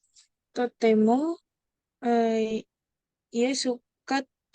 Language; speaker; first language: Japanese; non-native, learner; Indonesian